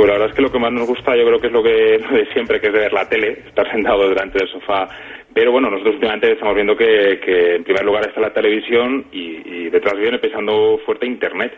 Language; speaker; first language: Spanish; native; Spanish